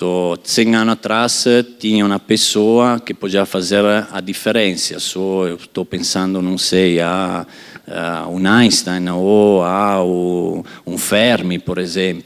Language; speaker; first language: Portuguese; non-native, fluent; Italian